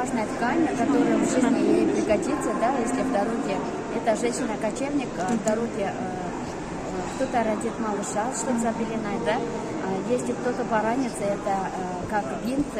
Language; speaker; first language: Russian; non-native, local second language; Kyrgyz